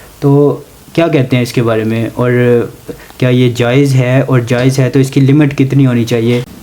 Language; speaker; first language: Urdu; non-native, local second language; Punjabi